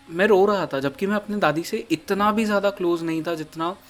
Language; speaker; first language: Hindi; native; Hindi